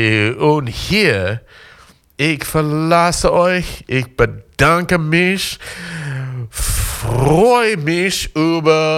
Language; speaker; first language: German; non-native, learner; English